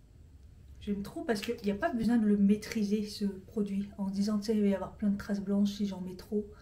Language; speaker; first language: French; native; French